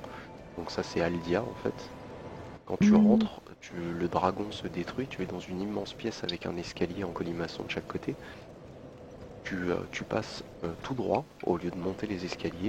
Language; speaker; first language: French; native; French